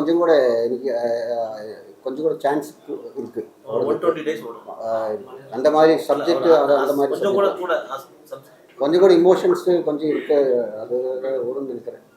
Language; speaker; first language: Tamil; non-native, learner; Malayalam